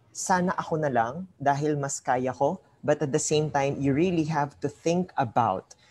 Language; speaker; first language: English; non-native, local second language; Filipino